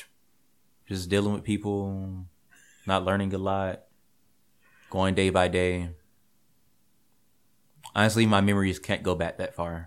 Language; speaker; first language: English; native; English